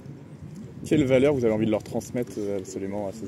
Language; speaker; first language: French; native; French